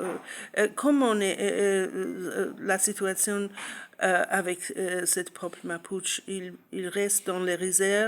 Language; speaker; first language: French; non-native, learner; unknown